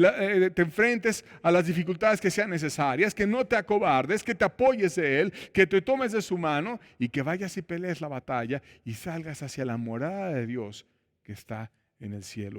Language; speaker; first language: Spanish; native; Spanish